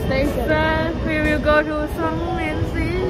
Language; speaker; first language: English; non-native, learner; Thai